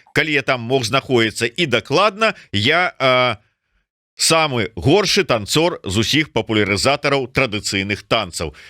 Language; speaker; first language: Belarusian; non-native, local second language; Russian